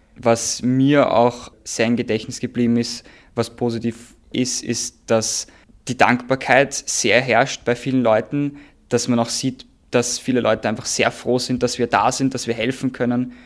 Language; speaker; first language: German; native; German